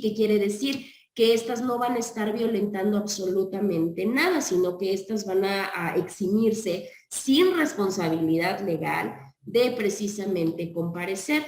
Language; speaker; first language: Spanish; native; Spanish